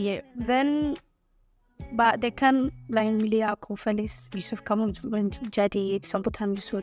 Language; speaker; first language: Indonesian; non-native, learner; Somali